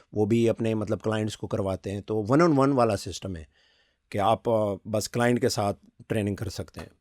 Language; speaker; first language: Urdu; non-native, local second language; Pashto